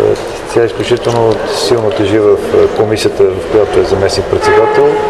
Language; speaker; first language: Bulgarian; native; Bulgarian